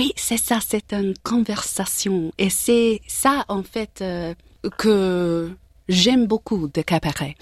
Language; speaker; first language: French; non-native, learner; English